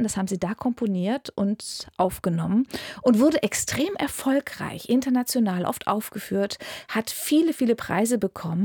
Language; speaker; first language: German; native; German